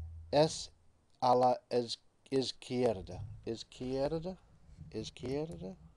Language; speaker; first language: Spanish; non-native, learner; English